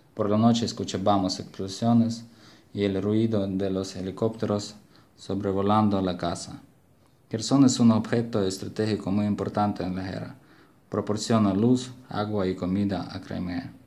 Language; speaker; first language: Spanish; non-native, fluent; Ukrainian